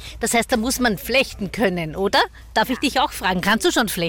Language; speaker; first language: German; native; German